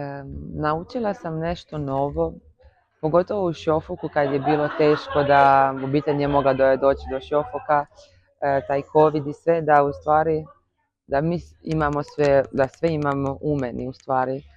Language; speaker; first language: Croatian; early bilingual, heritage; Croatian